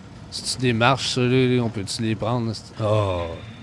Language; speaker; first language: French; native; French